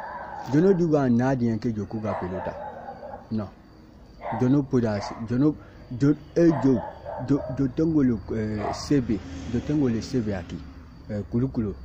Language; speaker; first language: Spanish; non-native, learner; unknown